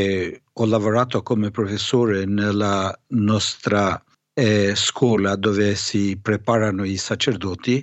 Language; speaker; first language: Italian; non-native, fluent; Albanian